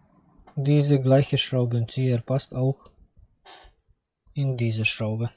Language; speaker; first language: German; non-native, fluent; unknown